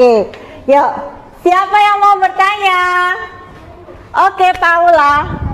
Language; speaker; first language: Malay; non-native, local second language; Javanese